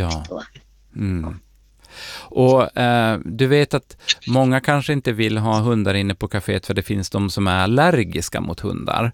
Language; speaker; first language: Swedish; native; Swedish